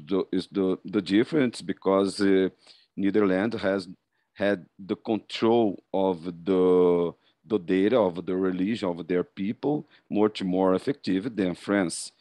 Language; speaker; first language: English; non-native, learner; Portuguese